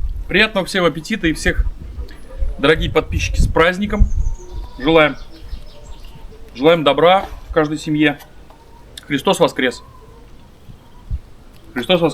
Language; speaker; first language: Russian; native; Russian